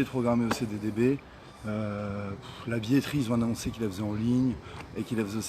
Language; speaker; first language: French; native; French